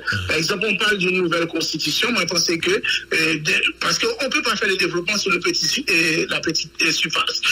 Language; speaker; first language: French; non-native, local second language; Haitian Creole